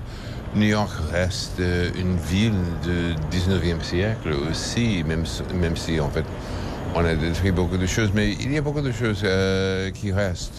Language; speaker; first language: French; non-native, fluent; English